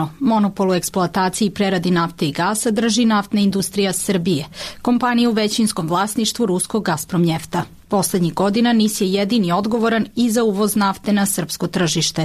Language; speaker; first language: Serbian; native; Serbian